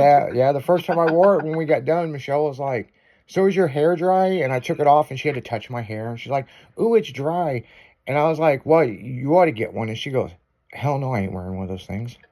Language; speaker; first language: English; native; English